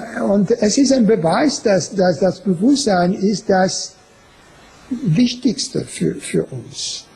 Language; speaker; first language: German; non-native, fluent; French